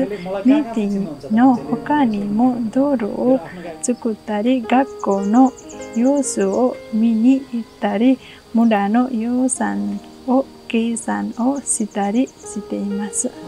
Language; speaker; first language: Japanese; non-native, learner; Nepali